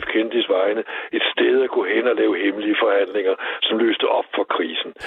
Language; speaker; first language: Danish; native; Danish